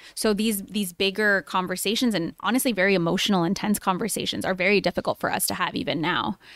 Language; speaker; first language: English; early bilingual, other home language; Spanish